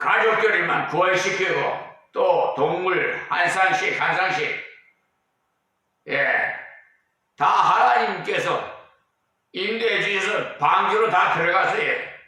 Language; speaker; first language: Korean; native; Korean